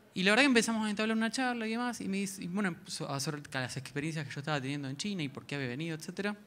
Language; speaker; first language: Spanish; native; Spanish